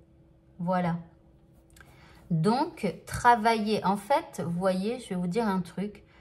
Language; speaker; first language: French; native; French